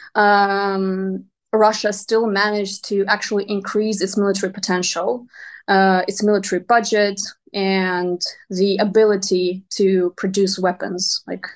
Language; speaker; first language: English; non-native, fluent; Ukrainian